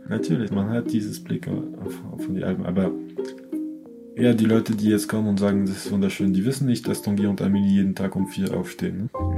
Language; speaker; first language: German; non-native, fluent; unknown